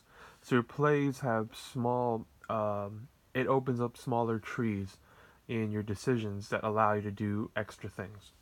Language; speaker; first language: English; native; English